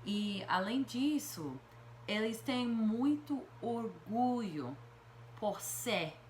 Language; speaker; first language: Portuguese; non-native, fluent; English